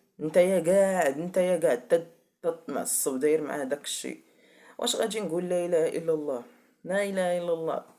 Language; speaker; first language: Arabic; native; Arabic